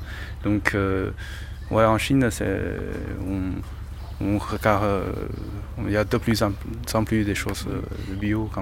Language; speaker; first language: French; non-native, learner; Chinese